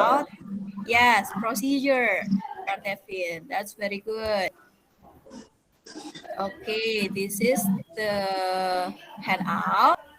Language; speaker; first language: English; non-native, fluent; Indonesian